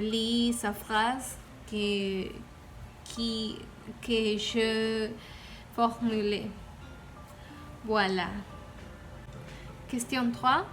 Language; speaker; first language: French; non-native, learner; Spanish